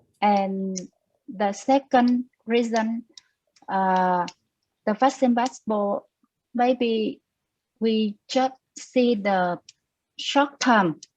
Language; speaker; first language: English; non-native, learner; Vietnamese